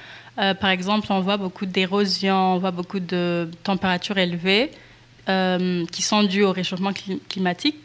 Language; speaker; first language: French; non-native, local second language; Kinyarwanda